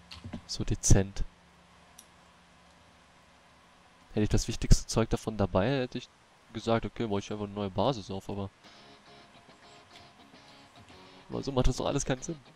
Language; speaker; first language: German; native; German